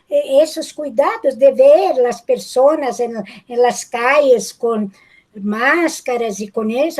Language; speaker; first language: Spanish; non-native, fluent; Portuguese